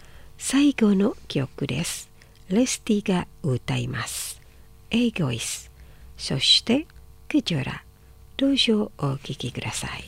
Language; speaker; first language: Japanese; non-native, fluent; Indonesian